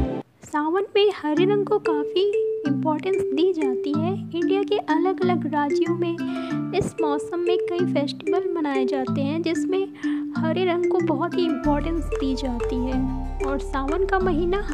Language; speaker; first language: Hindi; native; Hindi